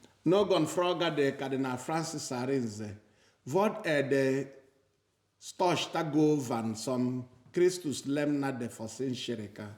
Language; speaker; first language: Swedish; non-native, fluent; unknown